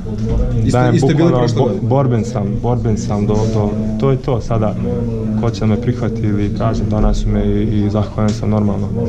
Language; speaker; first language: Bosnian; early bilingual, heritage; Croatian